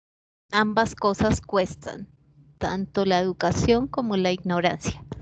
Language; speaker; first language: Spanish; native; Spanish